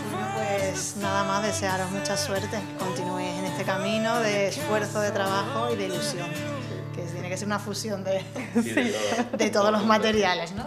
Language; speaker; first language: Spanish; native; Spanish